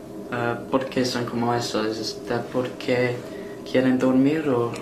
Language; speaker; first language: Spanish; non-native, learner; English